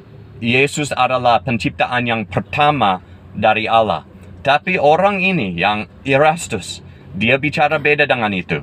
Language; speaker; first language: Indonesian; non-native, fluent; English